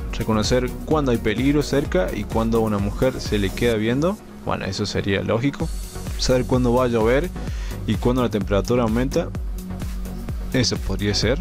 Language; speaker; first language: Spanish; native; Spanish